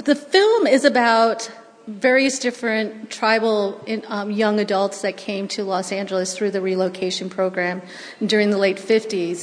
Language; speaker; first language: English; early bilingual, other home language; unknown